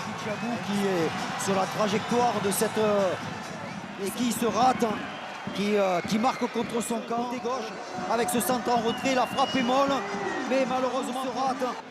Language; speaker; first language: French; native; French